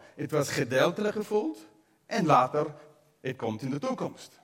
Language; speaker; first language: Dutch; non-native, fluent; English